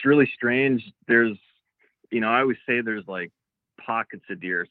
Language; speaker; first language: English; native; English